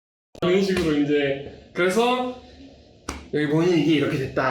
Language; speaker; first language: Korean; native; Korean